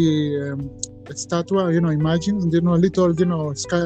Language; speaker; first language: English; non-native, learner; Spanish